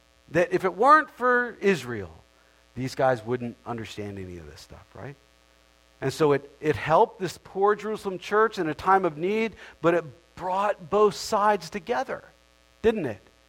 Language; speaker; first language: English; native; English